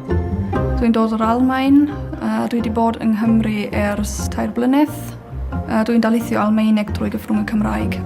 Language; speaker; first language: Welsh; non-native, fluent; German